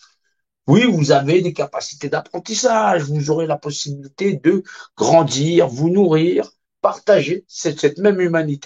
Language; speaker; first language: French; native; French